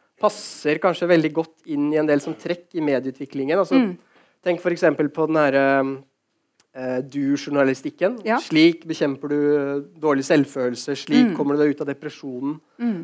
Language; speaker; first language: Norwegian; native; Norwegian